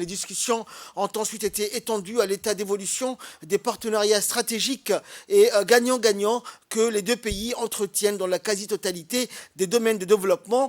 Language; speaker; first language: French; native; French